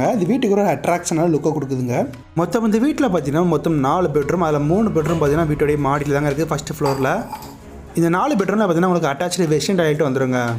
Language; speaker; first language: Tamil; native; Tamil